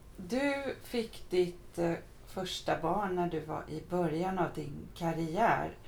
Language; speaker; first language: Swedish; native; Swedish